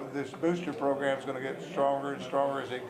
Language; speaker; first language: English; native; English